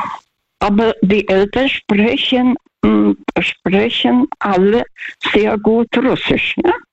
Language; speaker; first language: German; non-native, fluent; Russian